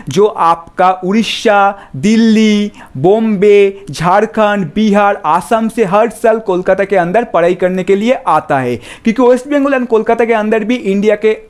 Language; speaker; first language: Hindi; non-native, local second language; Bangla